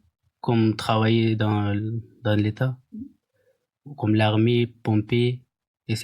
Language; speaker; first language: French; non-native, learner; Pashto